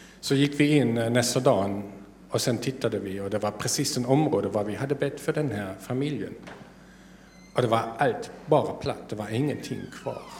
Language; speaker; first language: Swedish; non-native, fluent; German